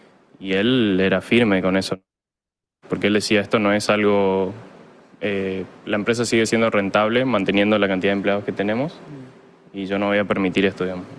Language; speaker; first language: Spanish; native; Spanish